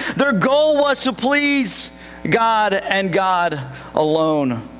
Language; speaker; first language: English; native; English